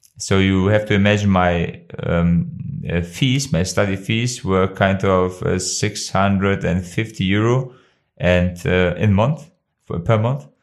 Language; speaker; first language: English; non-native, fluent; Albanian